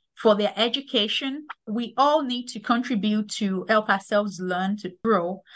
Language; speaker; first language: English; non-native, local second language; Yoruba